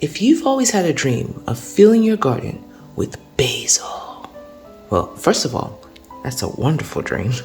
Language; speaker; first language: English; native; English